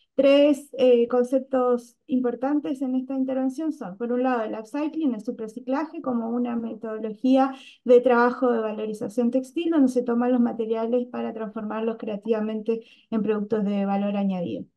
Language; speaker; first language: Spanish; native; Spanish